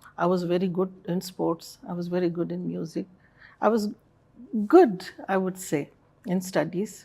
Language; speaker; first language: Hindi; early bilingual, other home language; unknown